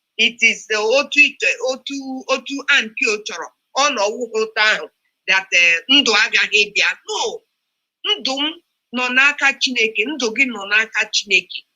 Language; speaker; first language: Igbo; non-native, local second language; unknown